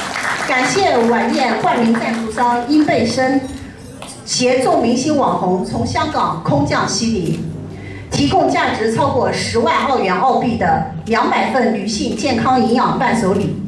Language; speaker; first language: Chinese; native; Chinese